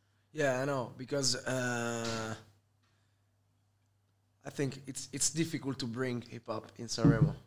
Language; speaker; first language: English; non-native, fluent; Italian